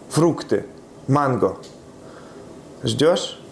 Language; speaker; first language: Russian; native; Russian